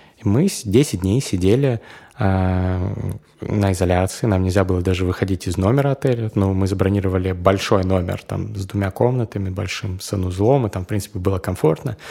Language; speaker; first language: Russian; native; Russian